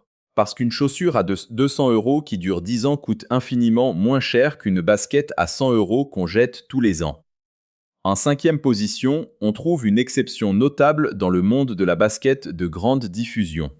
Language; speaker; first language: French; native; French